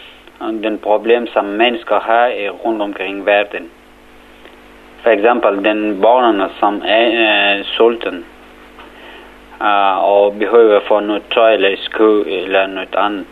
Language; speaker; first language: Danish; non-native, learner; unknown